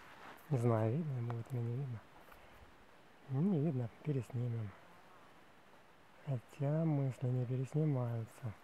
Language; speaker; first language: Russian; native; Russian